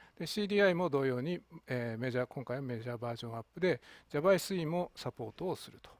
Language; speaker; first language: Japanese; native; Japanese